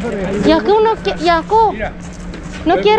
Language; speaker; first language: Spanish; non-native, learner; Filipino